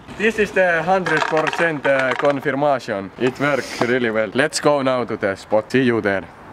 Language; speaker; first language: English; non-native, learner; Finnish